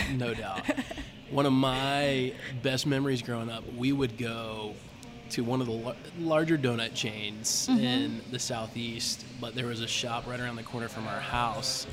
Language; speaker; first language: English; native; English